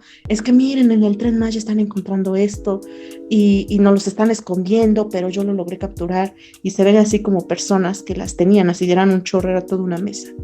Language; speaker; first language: Spanish; native; Spanish